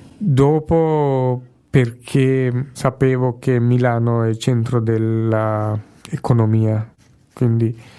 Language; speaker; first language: Italian; non-native, fluent; Sinhala